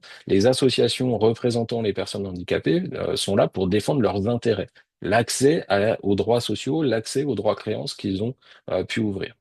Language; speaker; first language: French; native; French